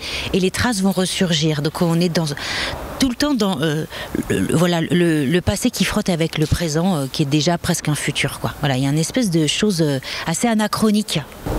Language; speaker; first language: French; native; French